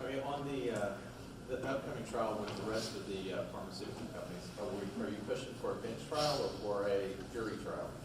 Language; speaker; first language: English; native; English